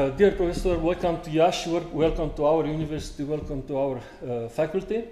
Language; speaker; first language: English; non-native, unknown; Romanian